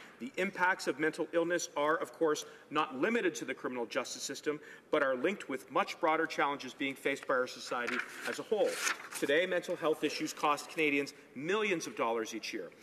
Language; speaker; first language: English; native; English